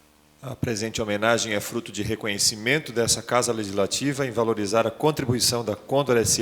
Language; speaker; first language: Portuguese; native; Portuguese